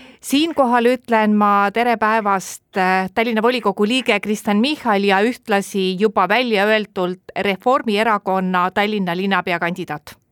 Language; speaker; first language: Estonian; native; Estonian